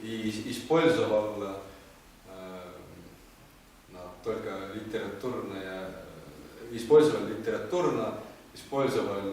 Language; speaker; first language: Russian; non-native, learner; Estonian